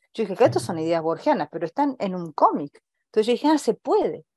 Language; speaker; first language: Spanish; native; Spanish